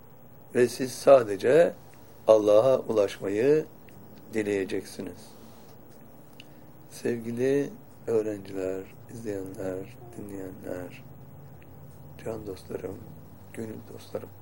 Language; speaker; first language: Turkish; native; Turkish